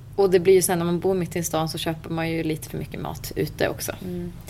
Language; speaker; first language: Swedish; native; Swedish